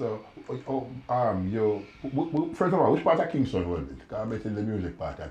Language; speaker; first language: English; native; English